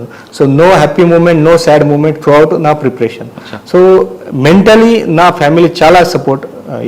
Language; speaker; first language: Telugu; non-native, learner; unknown